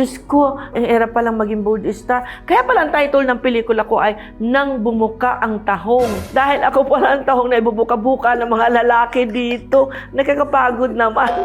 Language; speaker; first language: Filipino; native; Filipino